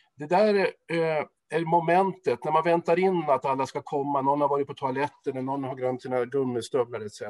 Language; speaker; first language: Swedish; native; Swedish